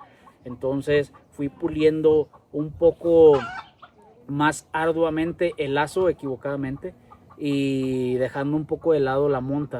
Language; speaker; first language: Spanish; native; Spanish